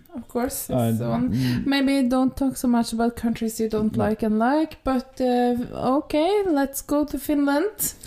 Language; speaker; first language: English; non-native, fluent; Norwegian